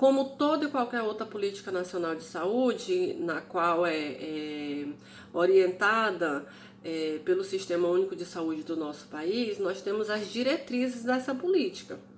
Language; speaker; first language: Portuguese; native; Portuguese